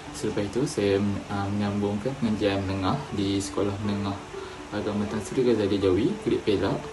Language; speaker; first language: Malay; native; Malay